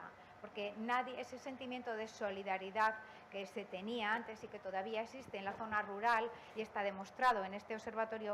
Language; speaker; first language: Spanish; native; Spanish